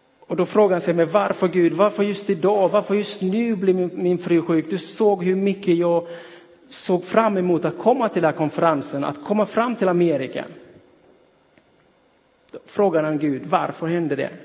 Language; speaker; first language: Swedish; non-native, fluent; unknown